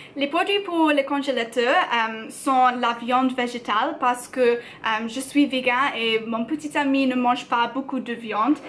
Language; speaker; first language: French; non-native, learner; English